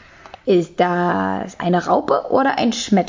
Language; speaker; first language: German; native; German